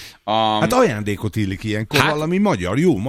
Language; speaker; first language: Hungarian; native; Hungarian